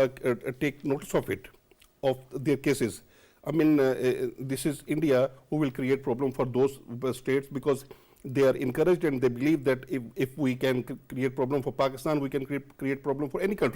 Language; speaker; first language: English; non-native, local second language; Urdu